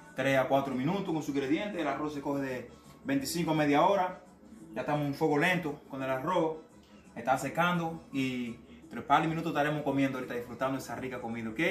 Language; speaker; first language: Spanish; native; Spanish